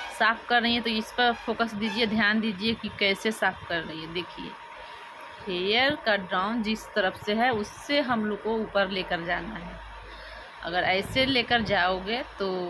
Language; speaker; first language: Hindi; native; Hindi